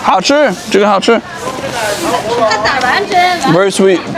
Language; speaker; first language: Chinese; non-native, learner; English